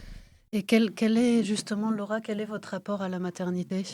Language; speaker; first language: French; native; French